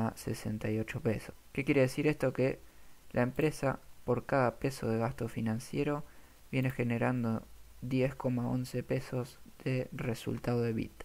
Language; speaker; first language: Spanish; native; Spanish